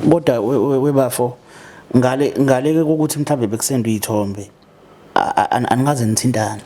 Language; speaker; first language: Zulu; native; Zulu